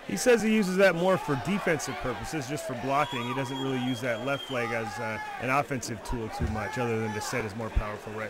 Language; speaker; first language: English; native; English